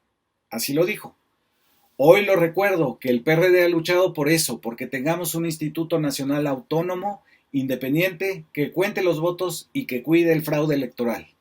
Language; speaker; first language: Spanish; native; Spanish